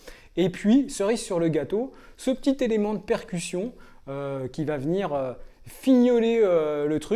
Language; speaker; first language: French; native; French